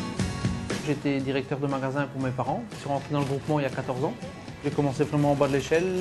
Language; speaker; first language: French; native; French